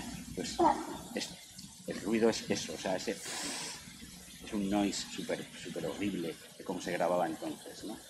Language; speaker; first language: Spanish; native; Spanish